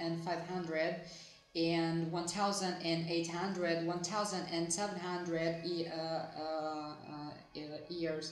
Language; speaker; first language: English; non-native, fluent; Portuguese